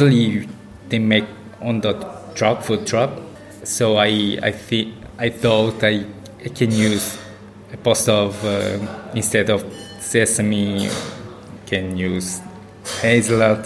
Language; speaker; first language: English; non-native, learner; Korean